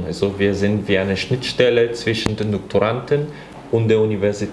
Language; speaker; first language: German; non-native, fluent; Bulgarian